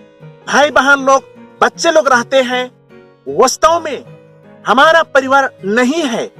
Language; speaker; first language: Hindi; non-native, local second language; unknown